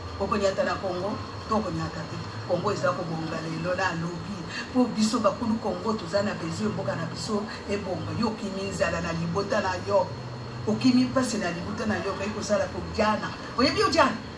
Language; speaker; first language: Lingala; non-native, local second language; Luba-Lulua